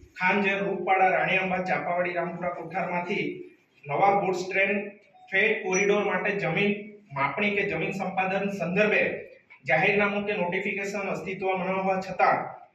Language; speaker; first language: Gujarati; non-native, local second language; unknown